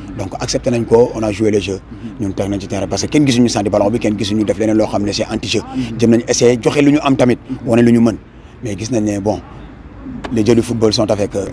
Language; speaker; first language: Wolof; native; Wolof